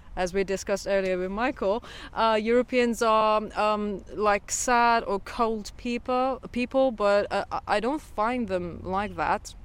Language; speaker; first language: English; non-native, fluent; Persian